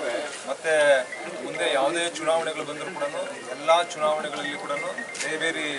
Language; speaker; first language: Kannada; native; Kannada